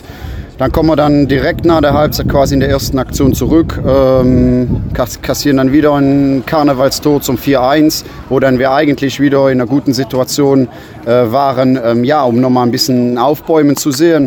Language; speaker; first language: German; native; German